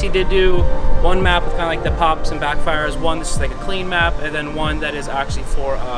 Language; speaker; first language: English; native; English